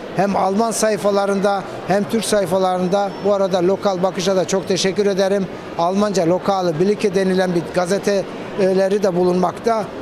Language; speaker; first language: Turkish; native; Turkish